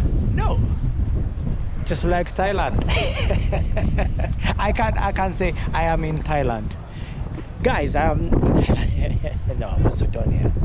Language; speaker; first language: English; non-native, learner; Amharic